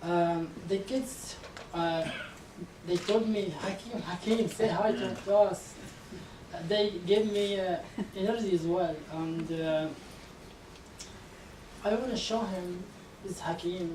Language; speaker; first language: English; non-native, learner; Arabic